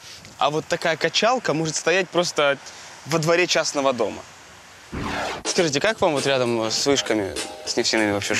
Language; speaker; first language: Russian; native; Russian